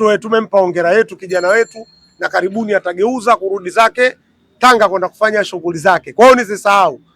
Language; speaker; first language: Swahili; native; Swahili